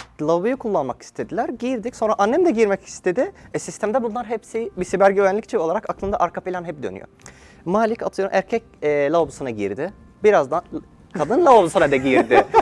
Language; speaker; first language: Turkish; non-native, fluent; Arabic